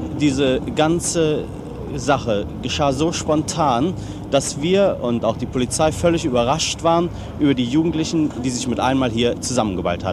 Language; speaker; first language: German; native; German